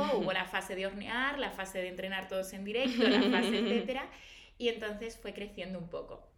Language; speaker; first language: Spanish; native; Spanish